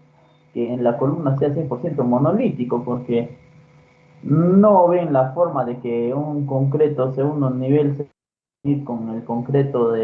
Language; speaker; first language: Spanish; native; Spanish